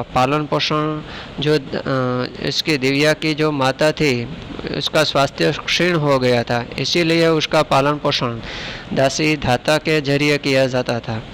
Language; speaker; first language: Hindi; non-native, local second language; Gujarati